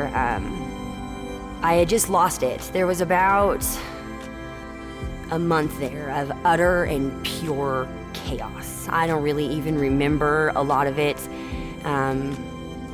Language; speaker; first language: English; native; English